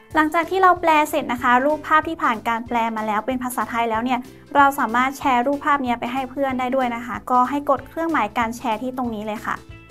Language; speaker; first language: Thai; native; Thai